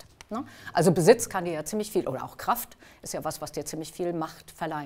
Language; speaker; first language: German; native; German